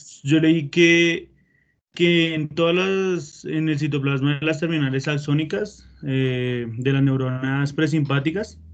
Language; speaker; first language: Spanish; native; Spanish